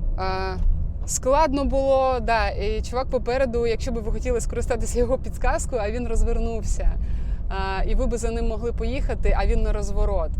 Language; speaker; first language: Ukrainian; non-native, local second language; Russian